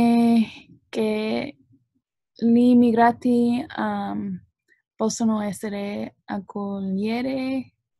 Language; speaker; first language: Italian; non-native, learner; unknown